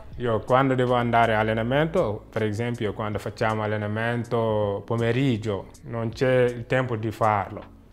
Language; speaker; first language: Italian; non-native, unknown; Wolof